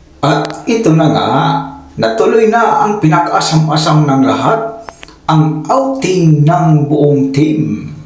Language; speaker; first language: Filipino; native; Filipino